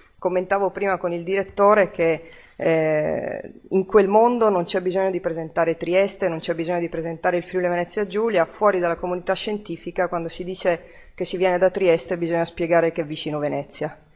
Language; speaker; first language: Italian; native; Italian